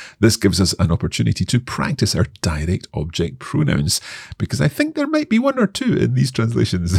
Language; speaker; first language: English; native; English